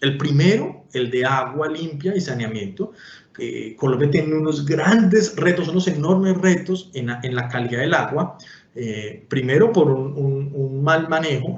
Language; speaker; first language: Spanish; native; Spanish